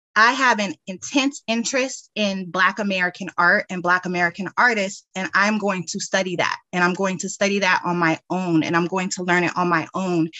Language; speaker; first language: English; native; English